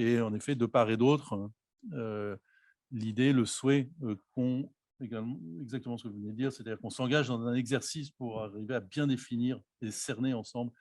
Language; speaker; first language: French; native; French